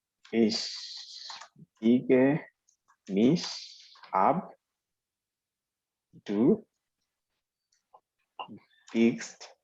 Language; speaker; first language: German; non-native, fluent; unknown